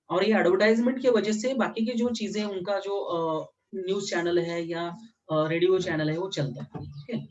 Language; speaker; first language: Hindi; non-native, local second language; Marathi